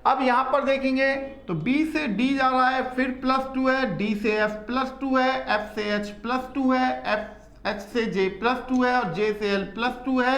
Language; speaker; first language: Hindi; native; Hindi